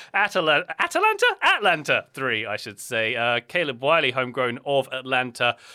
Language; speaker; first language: English; native; English